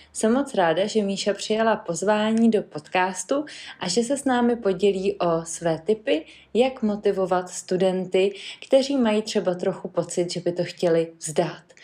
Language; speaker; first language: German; non-native, fluent; Czech